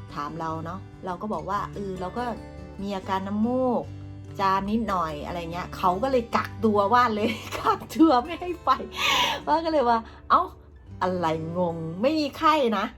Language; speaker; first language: Thai; native; Thai